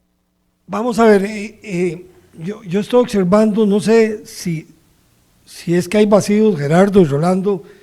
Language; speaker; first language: Spanish; native; Spanish